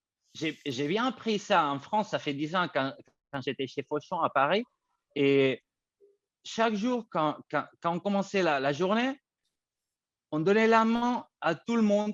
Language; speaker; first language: French; non-native, fluent; Spanish